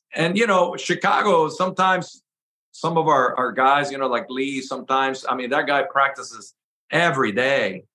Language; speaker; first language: English; early bilingual, other home language; Spanish